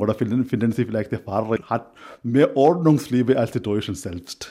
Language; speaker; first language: German; non-native, fluent; Malayalam